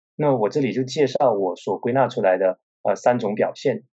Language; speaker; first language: Chinese; non-native, local second language; Min Nan Chinese